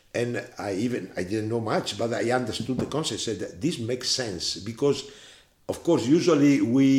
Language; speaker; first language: English; non-native, fluent; Italian